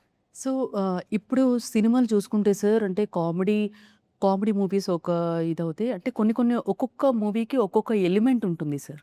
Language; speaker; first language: Telugu; native; Telugu